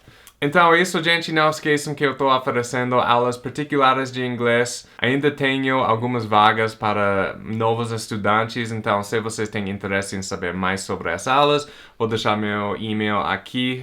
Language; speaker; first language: Portuguese; non-native, fluent; English